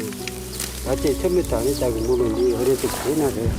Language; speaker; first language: Korean; native; Korean